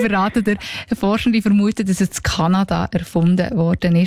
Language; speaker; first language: German; native; German